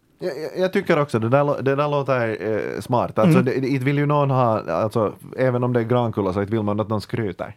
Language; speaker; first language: Swedish; native; Swedish